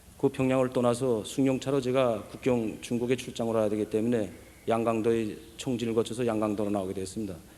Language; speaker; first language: Korean; native; Korean